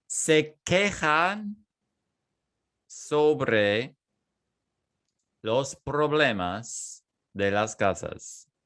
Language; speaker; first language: Spanish; non-native, fluent; English